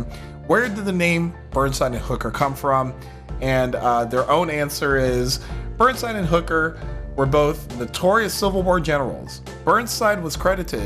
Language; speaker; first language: English; native; English